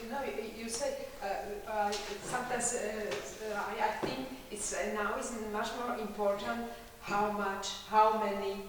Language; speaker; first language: English; non-native, learner; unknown